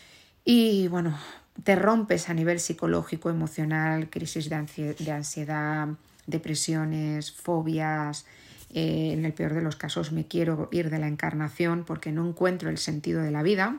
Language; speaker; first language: Spanish; native; Spanish